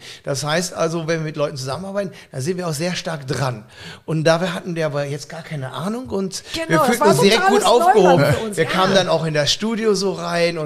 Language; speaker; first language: German; native; German